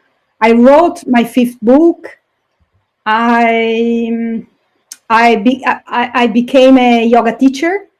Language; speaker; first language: English; non-native, fluent; Italian